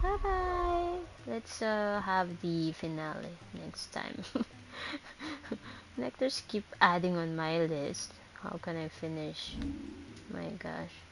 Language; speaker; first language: English; non-native, local second language; Filipino